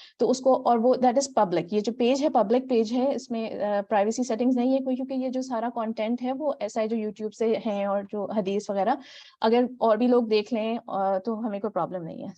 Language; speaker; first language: Urdu; native; Urdu